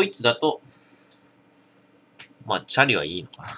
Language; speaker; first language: Japanese; native; Japanese